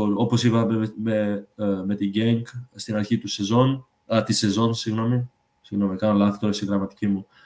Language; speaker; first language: Greek; early bilingual, heritage; English